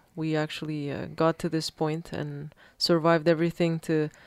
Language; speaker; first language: English; early bilingual, other home language; Spanish